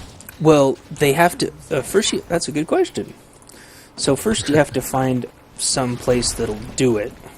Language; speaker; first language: English; native; English